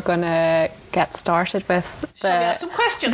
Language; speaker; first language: English; native; English